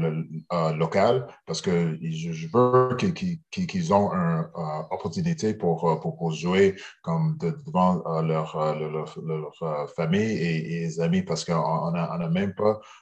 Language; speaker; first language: French; early bilingual, heritage; English